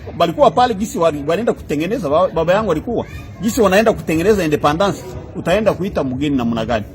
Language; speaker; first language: Swahili; non-native, local second language; Kinyarwanda